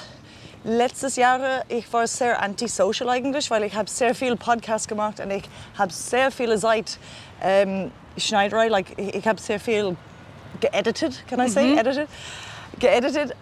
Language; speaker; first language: German; non-native, learner; English